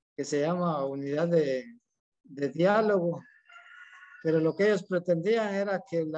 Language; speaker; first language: Spanish; native; Spanish